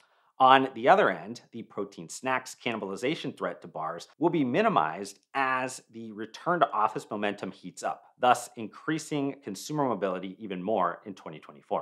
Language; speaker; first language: English; native; English